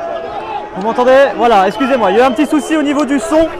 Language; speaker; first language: French; native; French